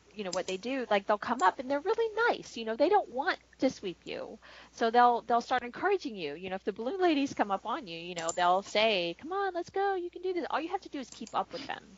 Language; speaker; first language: English; native; English